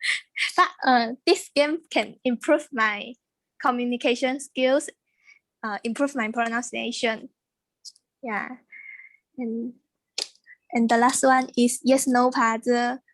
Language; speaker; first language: English; non-native, learner; Chinese